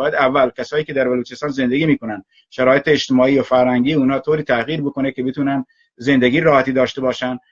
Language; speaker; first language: Persian; non-native, local second language; Baluchi